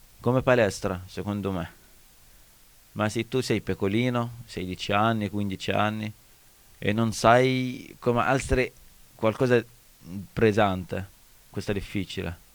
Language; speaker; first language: Italian; non-native, learner; Arabic